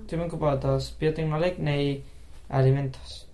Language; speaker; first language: Welsh; non-native, learner; Spanish